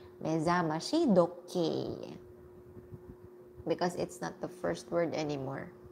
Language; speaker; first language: English; non-native, local second language; Filipino